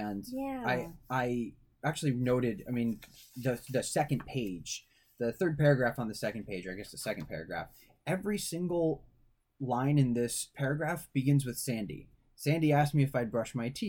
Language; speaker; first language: English; native; English